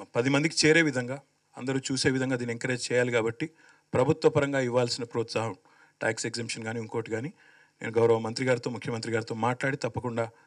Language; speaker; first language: Telugu; native; Telugu